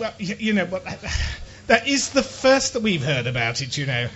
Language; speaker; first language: English; non-native, fluent; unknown